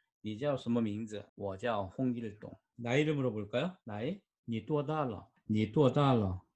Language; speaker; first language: Chinese; non-native, fluent; Korean